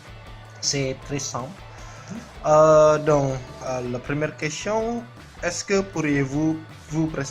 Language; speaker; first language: French; non-native, learner; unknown